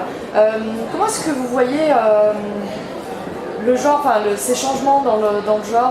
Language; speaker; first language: French; native; French